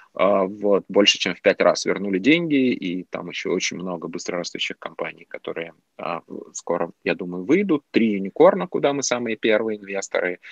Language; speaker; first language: Russian; native; Russian